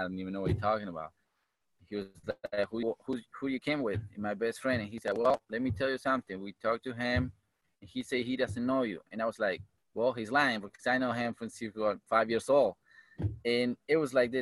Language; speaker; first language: English; non-native, fluent; Spanish